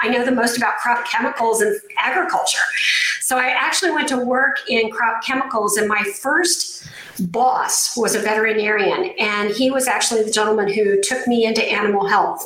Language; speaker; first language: English; native; English